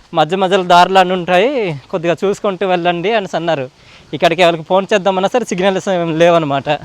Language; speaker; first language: Telugu; non-native, local second language; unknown